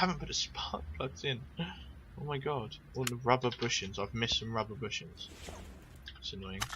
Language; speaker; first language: English; native; English